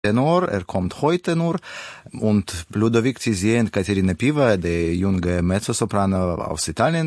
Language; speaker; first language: German; non-native, learner; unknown